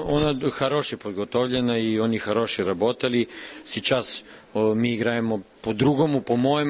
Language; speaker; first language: Russian; non-native, learner; Serbian